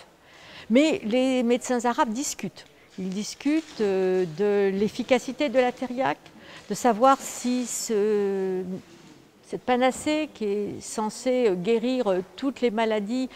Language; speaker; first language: French; native; French